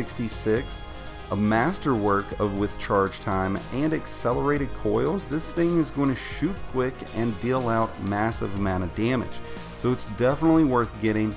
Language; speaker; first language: English; native; English